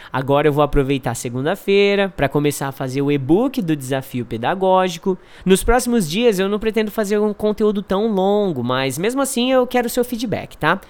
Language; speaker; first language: Portuguese; native; Portuguese